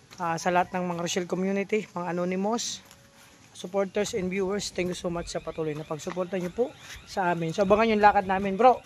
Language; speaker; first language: Filipino; non-native, local second language; Bikol